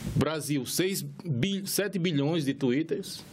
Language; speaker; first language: Portuguese; native; Portuguese